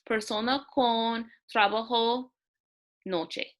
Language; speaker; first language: Spanish; non-native, learner; English